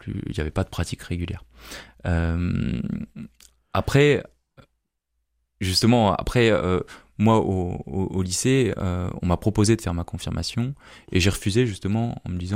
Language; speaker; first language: French; native; French